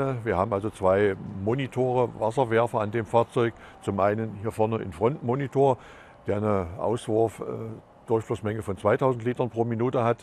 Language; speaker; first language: German; native; German